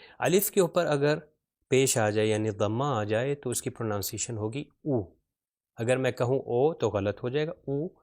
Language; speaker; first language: Urdu; non-native, local second language; Punjabi